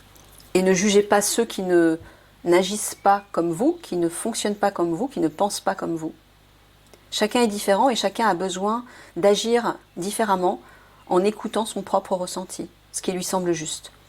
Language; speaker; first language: French; native; French